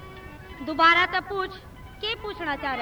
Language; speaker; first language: Hindi; non-native, local second language; Haryanvi